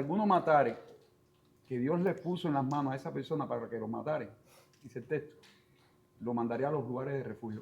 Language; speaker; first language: Spanish; native; Spanish